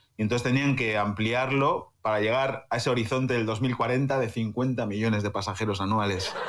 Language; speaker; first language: Spanish; native; Spanish